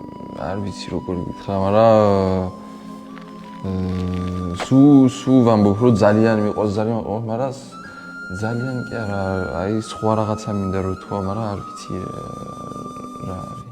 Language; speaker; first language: Georgian; early bilingual, heritage; Georgian